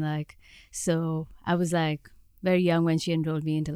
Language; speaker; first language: English; non-native, local second language; Hindi